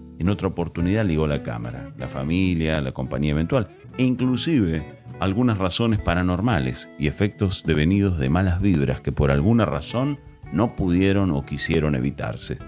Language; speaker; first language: Spanish; native; Spanish